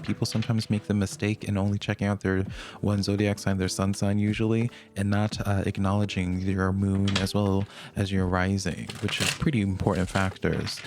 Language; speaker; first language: English; native; English